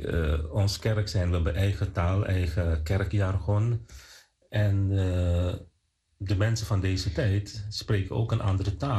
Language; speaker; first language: Dutch; non-native, fluent; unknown